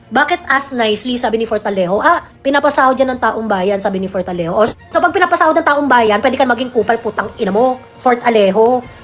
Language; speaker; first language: Filipino; native; Filipino